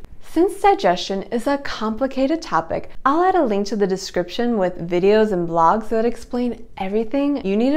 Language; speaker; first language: English; native; English